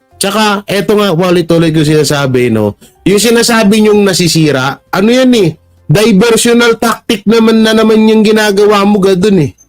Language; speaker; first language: Filipino; non-native, local second language; Hiligaynon